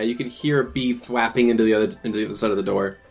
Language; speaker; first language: English; native; English